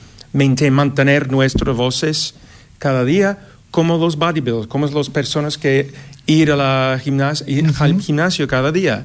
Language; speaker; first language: Spanish; non-native, fluent; English